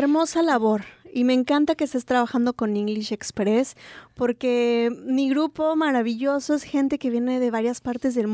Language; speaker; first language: Spanish; native; Spanish